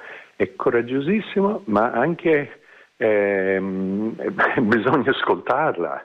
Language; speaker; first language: Italian; non-native, fluent; English